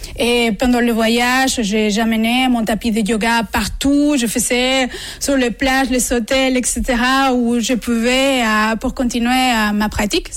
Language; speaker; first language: French; non-native, fluent; Spanish